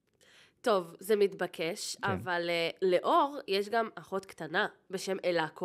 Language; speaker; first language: Hebrew; native; Hebrew